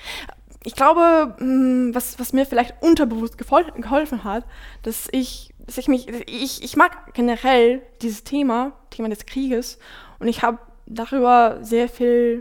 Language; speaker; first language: German; non-native, fluent; Ukrainian